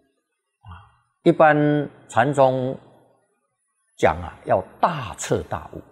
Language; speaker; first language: Chinese; native; Chinese